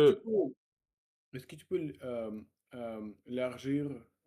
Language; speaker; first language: French; non-native, learner; Russian